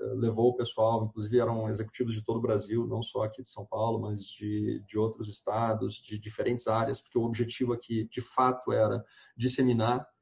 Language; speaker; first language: Portuguese; native; Portuguese